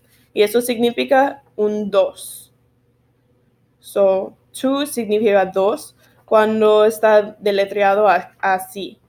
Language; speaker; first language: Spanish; non-native, learner; English